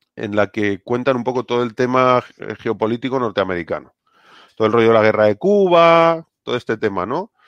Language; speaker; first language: Spanish; native; Spanish